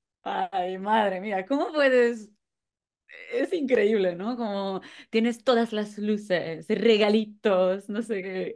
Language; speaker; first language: Spanish; non-native, fluent; Polish